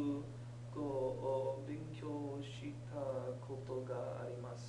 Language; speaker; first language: Japanese; non-native, learner; English